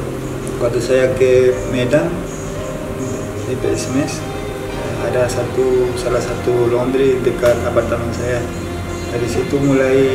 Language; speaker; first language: Indonesian; non-native, fluent; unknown